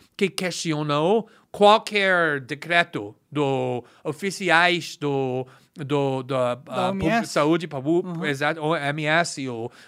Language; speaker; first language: Portuguese; non-native, fluent; English